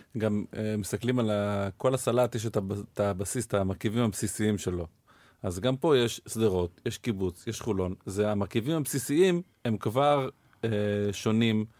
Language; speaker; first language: Hebrew; native; Hebrew